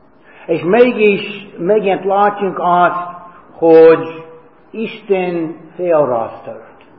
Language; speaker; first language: Hungarian; non-native, fluent; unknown